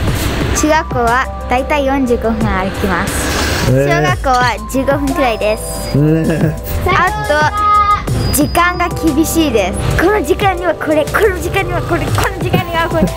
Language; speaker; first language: Japanese; early bilingual, other home language; English